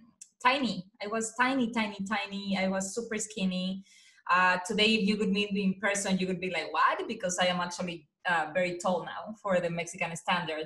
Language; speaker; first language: English; non-native, fluent; Spanish